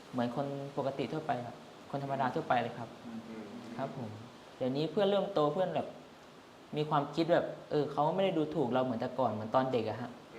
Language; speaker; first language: Thai; non-native, local second language; Hmong